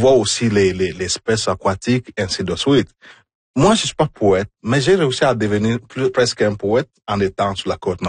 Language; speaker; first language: French; non-native, fluent; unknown